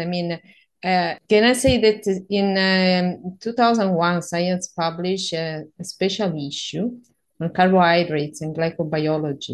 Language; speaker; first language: English; non-native, fluent; Italian